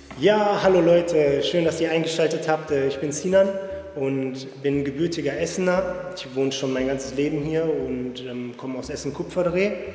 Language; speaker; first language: German; native; German